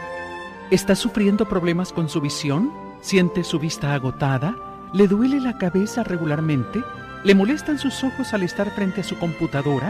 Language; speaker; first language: Spanish; native; Spanish